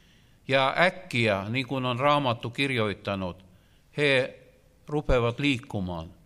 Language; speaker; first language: Finnish; non-native, learner; Russian